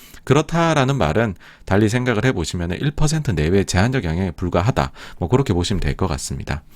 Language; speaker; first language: Korean; native; Korean